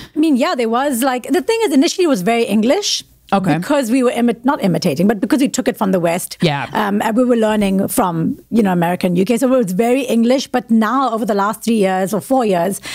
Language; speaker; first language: English; native; English